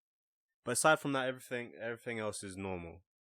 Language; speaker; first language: English; native; English